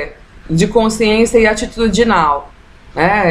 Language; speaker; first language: Portuguese; native; Portuguese